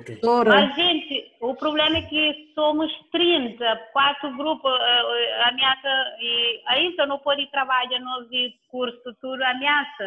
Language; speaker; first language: Portuguese; non-native, local second language; Kabuverdianu